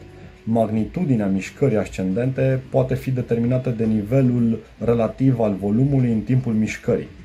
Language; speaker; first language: Romanian; native; Romanian